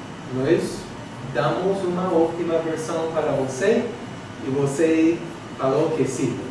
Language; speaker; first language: Portuguese; non-native, fluent; English